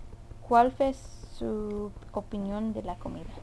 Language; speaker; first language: Spanish; early bilingual, heritage; Spanish